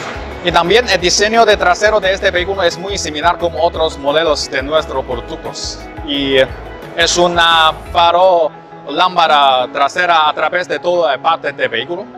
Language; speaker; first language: Spanish; non-native, learner; Chinese